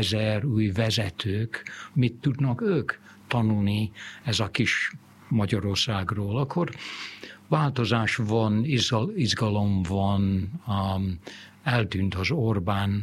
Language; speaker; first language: Hungarian; non-native, fluent; English